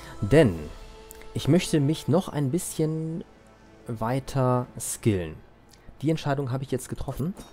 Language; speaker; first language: German; native; German